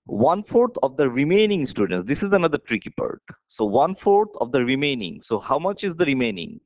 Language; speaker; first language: English; non-native, local second language; Bangla